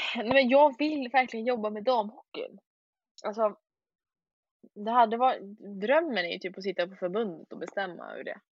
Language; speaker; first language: Swedish; native; Swedish